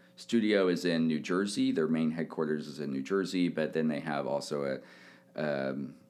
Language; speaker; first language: English; native; English